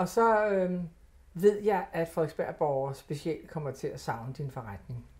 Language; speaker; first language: Danish; native; Danish